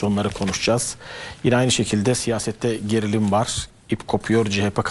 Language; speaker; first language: Turkish; native; Turkish